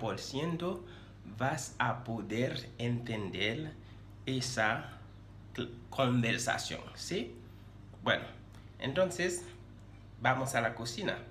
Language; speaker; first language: Spanish; non-native, fluent; Haitian Creole